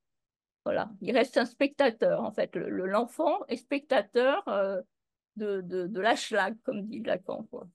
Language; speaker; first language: French; native; French